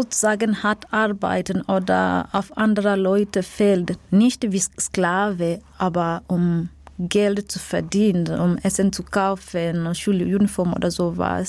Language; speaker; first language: German; non-native, learner; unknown